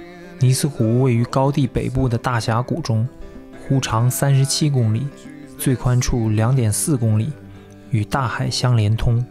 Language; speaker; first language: Chinese; native; Chinese